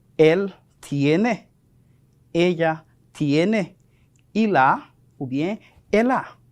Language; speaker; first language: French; non-native, fluent; Spanish